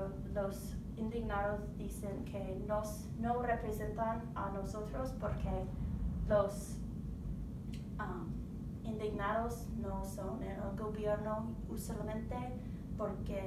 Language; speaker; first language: Spanish; non-native, learner; English